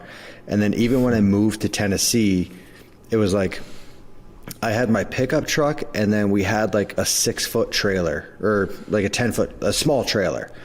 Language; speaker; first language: English; native; English